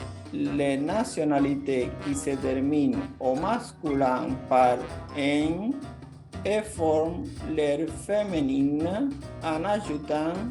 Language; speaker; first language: French; non-native, fluent; Portuguese